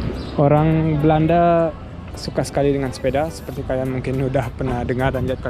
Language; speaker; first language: Indonesian; early bilingual, heritage; German